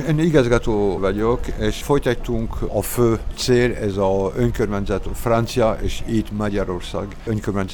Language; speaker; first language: Hungarian; non-native, learner; French